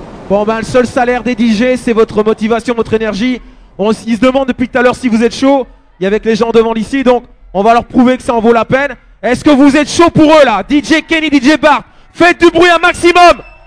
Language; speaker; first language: French; native; French